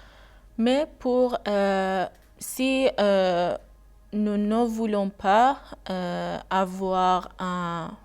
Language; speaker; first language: French; non-native, learner; Persian